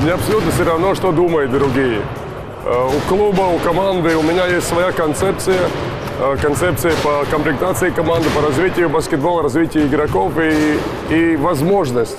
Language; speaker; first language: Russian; non-native, fluent; Latvian